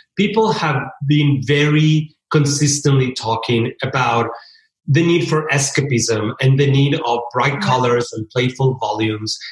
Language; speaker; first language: English; early bilingual, other home language; Spanish